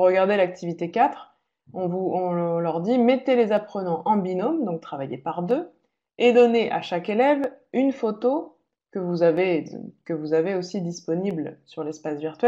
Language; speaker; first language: French; native; French